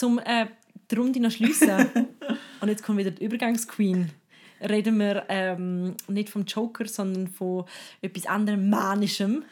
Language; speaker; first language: German; native; German